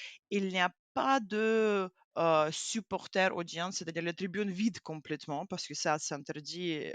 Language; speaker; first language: French; non-native, fluent; Ukrainian